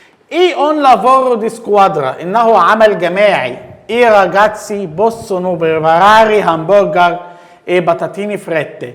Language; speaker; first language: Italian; non-native, fluent; Arabic